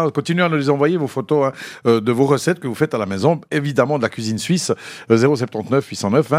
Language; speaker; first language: French; native; French